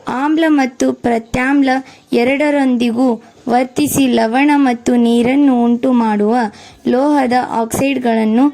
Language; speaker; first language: Kannada; native; Kannada